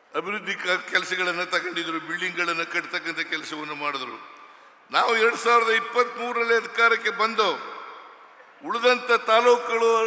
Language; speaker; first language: Kannada; native; Kannada